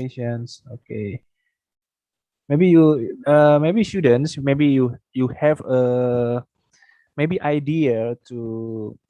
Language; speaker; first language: English; non-native, fluent; Indonesian